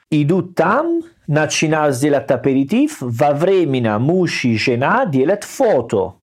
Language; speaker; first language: Russian; non-native, learner; Italian